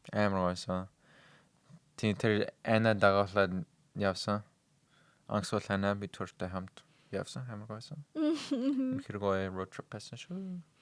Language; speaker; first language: Mongolian; non-native, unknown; English